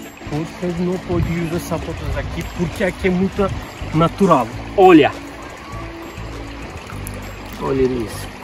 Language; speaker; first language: Portuguese; non-native, learner; Turkish